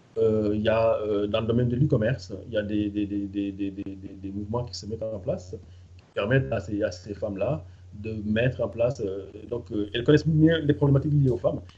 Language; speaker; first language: French; non-native, local second language; Fula